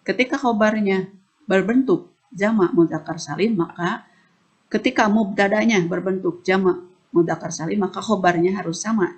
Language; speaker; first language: Indonesian; native; Indonesian